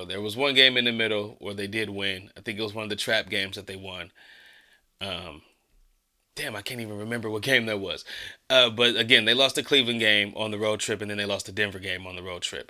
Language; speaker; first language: English; native; English